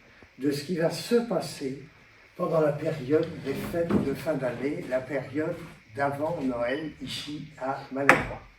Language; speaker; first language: French; native; French